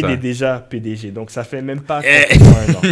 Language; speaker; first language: French; native; French